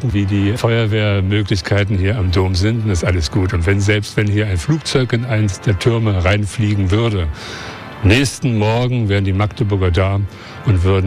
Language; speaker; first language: German; native; German